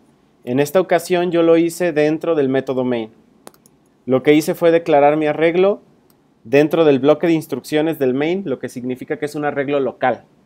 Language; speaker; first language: Spanish; native; Spanish